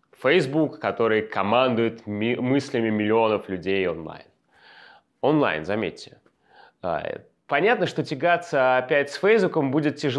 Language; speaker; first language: Russian; native; Russian